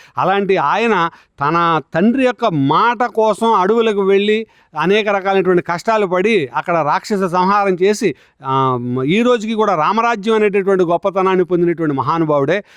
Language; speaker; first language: Telugu; native; Telugu